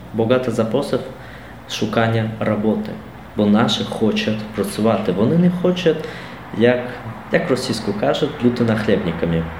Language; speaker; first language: Ukrainian; non-native, learner; Tajik